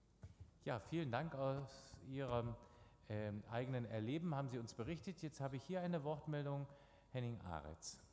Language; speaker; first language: German; native; German